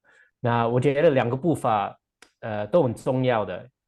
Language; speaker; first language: Chinese; non-native, fluent; English